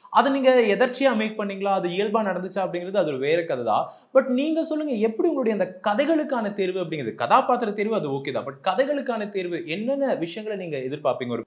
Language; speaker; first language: Tamil; native; Tamil